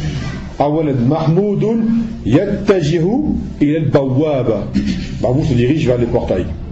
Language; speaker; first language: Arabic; non-native, fluent; French